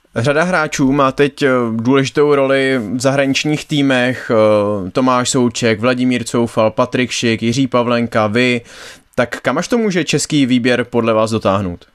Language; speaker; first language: Czech; native; Czech